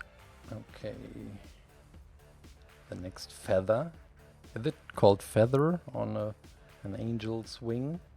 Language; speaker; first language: English; non-native, fluent; German